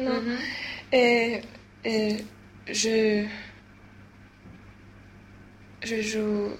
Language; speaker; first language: French; non-native, learner; Swedish